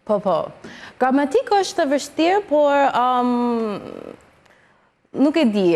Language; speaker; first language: Albanian; non-native, learner; English